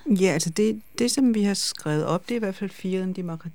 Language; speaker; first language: Danish; native; Danish